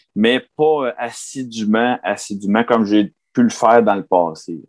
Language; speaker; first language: French; native; French